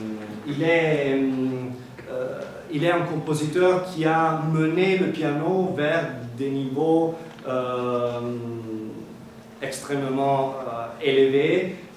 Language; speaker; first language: French; non-native, fluent; Italian